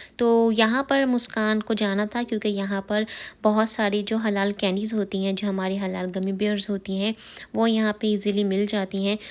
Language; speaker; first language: Urdu; native; Urdu